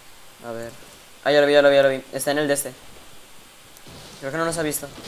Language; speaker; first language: Spanish; native; Spanish